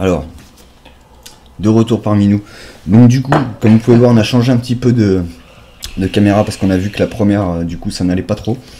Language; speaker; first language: French; native; French